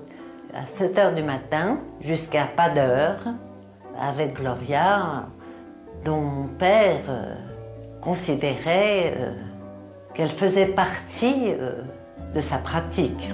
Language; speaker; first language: French; native; French